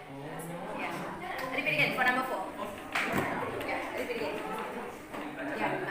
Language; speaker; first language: English; non-native, learner; Indonesian